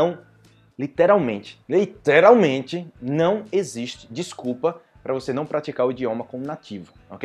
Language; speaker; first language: Portuguese; native; Portuguese